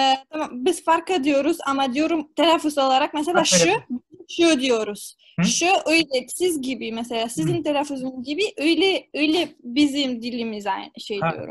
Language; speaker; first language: Turkish; non-native, fluent; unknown